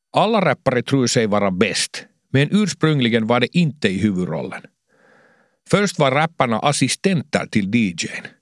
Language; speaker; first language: Swedish; non-native, local second language; Finnish